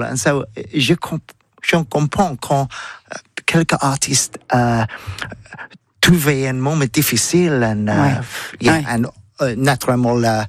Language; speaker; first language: French; non-native, learner; English